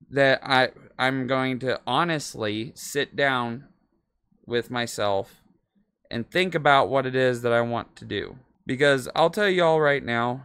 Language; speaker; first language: English; native; English